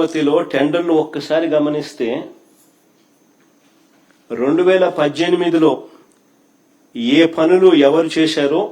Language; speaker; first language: Telugu; native; Telugu